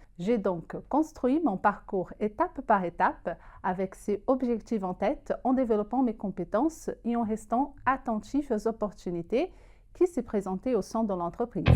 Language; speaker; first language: French; non-native, fluent; Portuguese